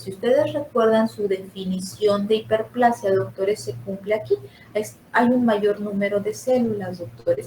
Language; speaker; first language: Spanish; native; Spanish